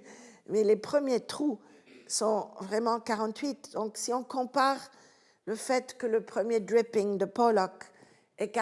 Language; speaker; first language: French; non-native, fluent; Italian